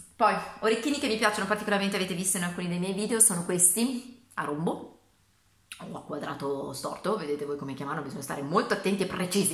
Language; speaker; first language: Italian; native; Italian